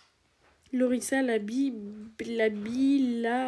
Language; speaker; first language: French; native; French